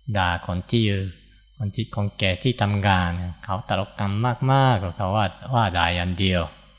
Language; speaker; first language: Thai; non-native, fluent; Japanese